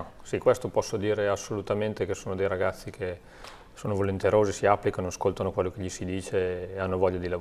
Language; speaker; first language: Italian; native; Italian